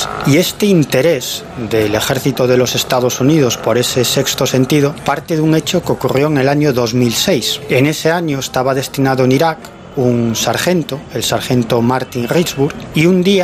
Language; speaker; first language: Spanish; native; Spanish